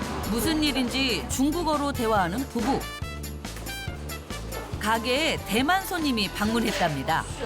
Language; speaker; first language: Korean; native; Korean